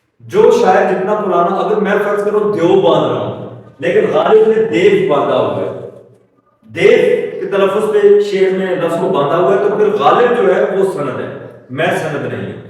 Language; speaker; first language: Urdu; native; Urdu